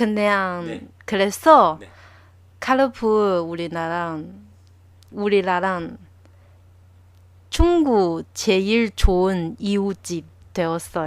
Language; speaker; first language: Korean; non-native, learner; Chinese